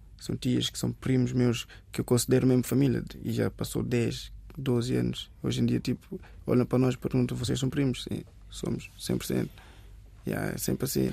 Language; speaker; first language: Portuguese; early bilingual, other home language; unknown